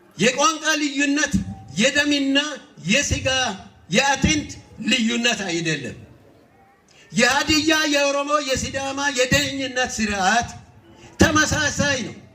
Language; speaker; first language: Amharic; non-native, local second language; Hadiyya